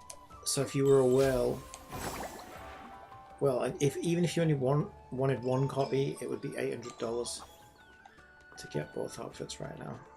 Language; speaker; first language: English; native; English